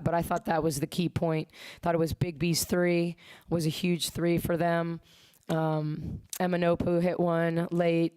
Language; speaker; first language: English; native; English